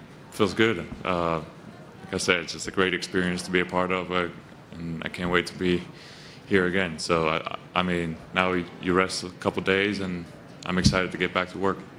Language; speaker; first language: English; non-native, fluent; Finnish